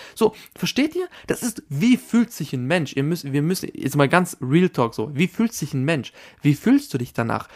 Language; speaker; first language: German; early bilingual, other home language; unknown